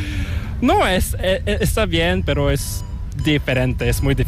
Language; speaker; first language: Spanish; non-native, learner; Korean